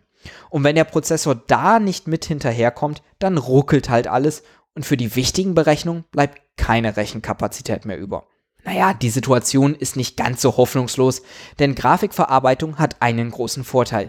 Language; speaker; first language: German; native; German